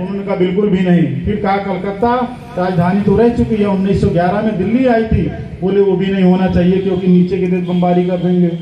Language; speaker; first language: Hindi; native; Hindi